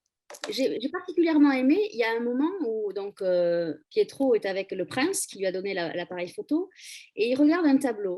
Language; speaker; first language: French; native; French